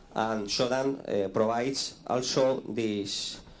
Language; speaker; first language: English; non-native, fluent; Spanish